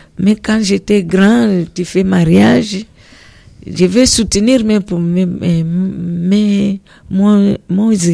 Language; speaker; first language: French; non-native, learner; Portuguese